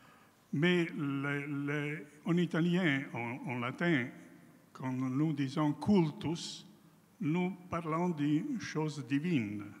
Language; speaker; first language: French; non-native, fluent; Italian